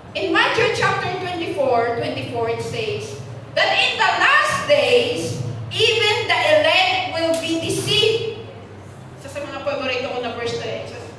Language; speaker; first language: Filipino; non-native, local second language; Hiligaynon